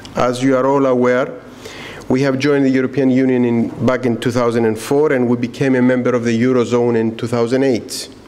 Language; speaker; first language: English; non-native, fluent; Greek